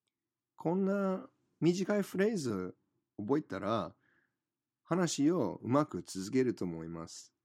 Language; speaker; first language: Japanese; non-native, fluent; English